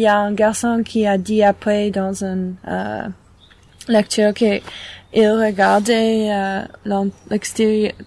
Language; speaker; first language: French; non-native, learner; English